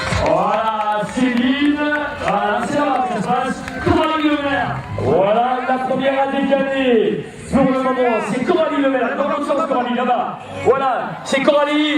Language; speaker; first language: French; native; French